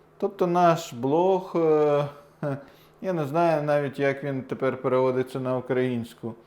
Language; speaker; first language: Ukrainian; non-native, local second language; Russian